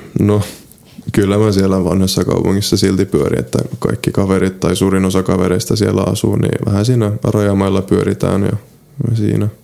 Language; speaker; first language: Finnish; early bilingual, other home language; Polish